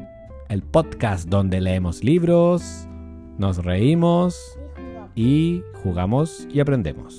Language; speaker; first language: Spanish; native; Spanish